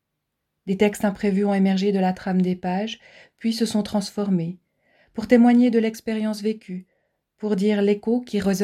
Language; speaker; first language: French; native; French